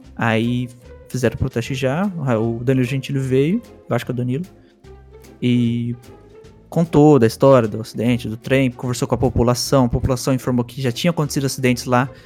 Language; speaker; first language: Portuguese; early bilingual, other home language; Spanish